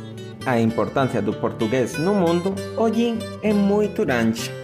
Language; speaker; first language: Portuguese; non-native, learner; Spanish